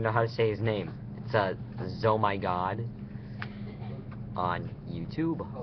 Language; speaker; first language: English; native; English